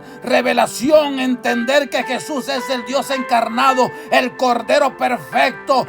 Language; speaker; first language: Spanish; native; Spanish